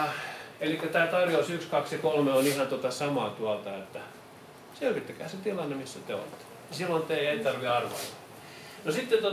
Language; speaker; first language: Finnish; native; Finnish